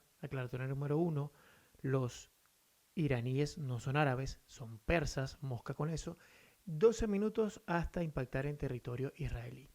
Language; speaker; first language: Spanish; native; Spanish